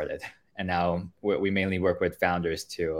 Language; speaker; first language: English; non-native, local second language; Filipino